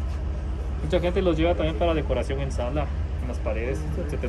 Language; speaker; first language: Spanish; native; Spanish